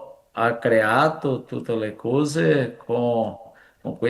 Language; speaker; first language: Italian; non-native, fluent; Portuguese